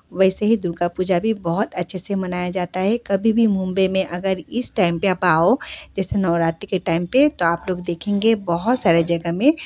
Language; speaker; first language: Hindi; non-native, local second language; Bangla